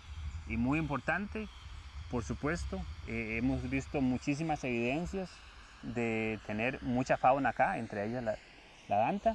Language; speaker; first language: Spanish; native; Spanish